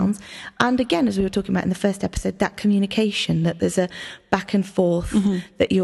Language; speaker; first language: English; native; English